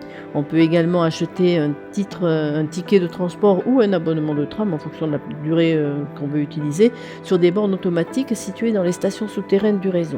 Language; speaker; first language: French; native; French